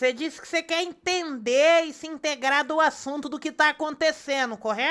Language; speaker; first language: Portuguese; native; Portuguese